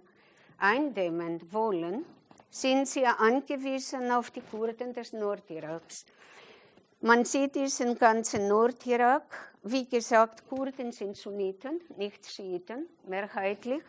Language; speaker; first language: German; non-native, fluent; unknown